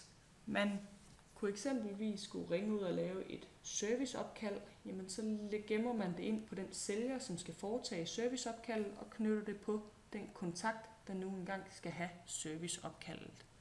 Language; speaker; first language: Danish; native; Danish